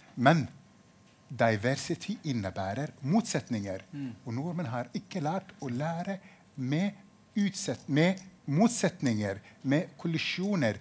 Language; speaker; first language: Norwegian; non-native, fluent; Arabic